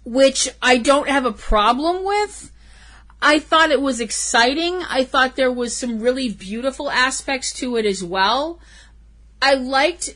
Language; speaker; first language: English; native; English